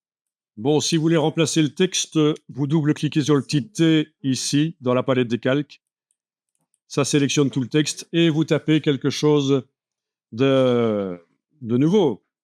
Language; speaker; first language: French; native; French